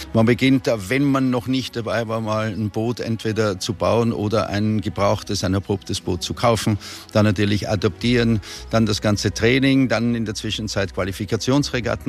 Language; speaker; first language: German; native; German